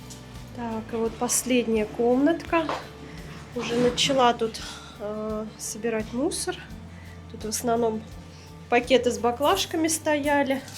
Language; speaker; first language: Russian; native; Russian